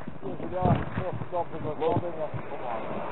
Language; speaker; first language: Polish; non-native, learner; Ukrainian